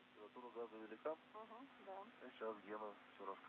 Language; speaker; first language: Russian; native; Russian